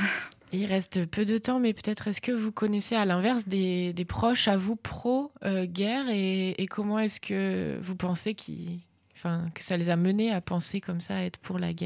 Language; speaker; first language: French; native; French